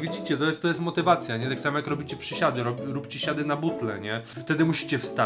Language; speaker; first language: Polish; native; Polish